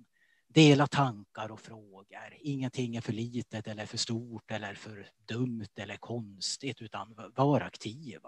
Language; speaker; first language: Swedish; native; Swedish